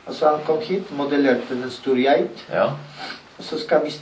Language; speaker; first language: Norwegian; non-native, learner; Polish